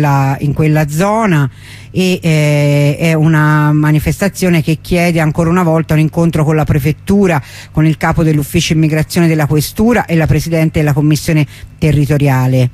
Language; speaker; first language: Italian; native; Italian